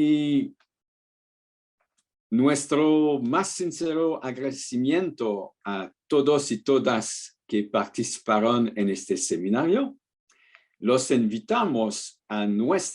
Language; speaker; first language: Spanish; non-native, fluent; French